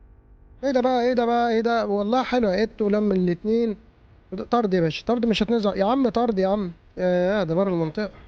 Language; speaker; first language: Arabic; native; Arabic